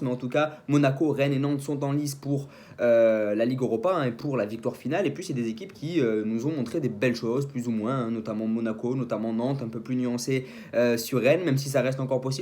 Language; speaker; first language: French; native; French